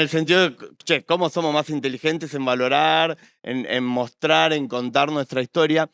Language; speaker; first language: Spanish; native; Spanish